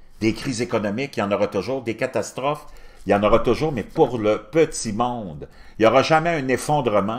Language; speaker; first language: French; native; French